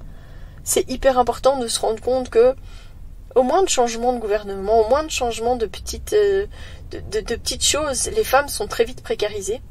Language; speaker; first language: French; native; French